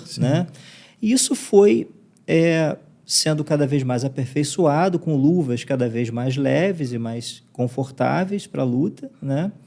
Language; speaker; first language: Portuguese; native; Portuguese